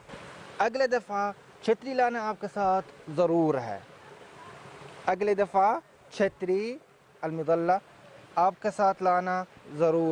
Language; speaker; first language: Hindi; non-native, learner; Arabic